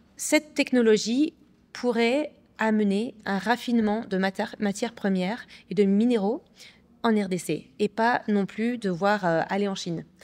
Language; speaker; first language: French; early bilingual, other home language; English